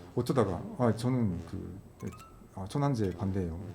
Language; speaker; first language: Korean; non-native, fluent; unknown